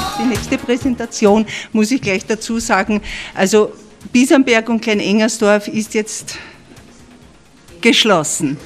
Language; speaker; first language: German; native; German